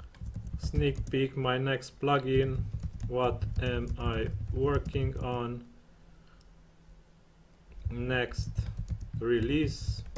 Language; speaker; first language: English; non-native, fluent; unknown